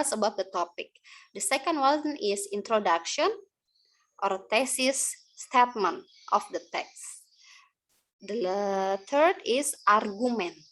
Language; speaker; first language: English; non-native, learner; Indonesian